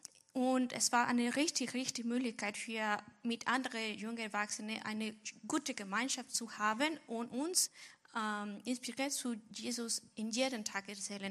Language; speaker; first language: German; non-native, learner; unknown